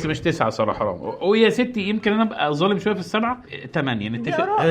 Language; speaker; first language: Arabic; native; Arabic